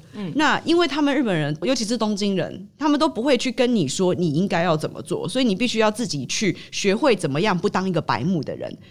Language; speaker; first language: Chinese; native; Chinese